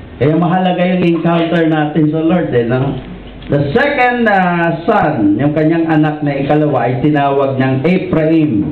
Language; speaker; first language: Filipino; non-native, local second language; Iloko